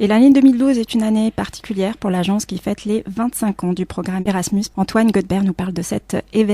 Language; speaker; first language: French; native; French